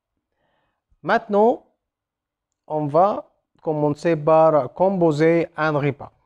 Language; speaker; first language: French; non-native, fluent; Arabic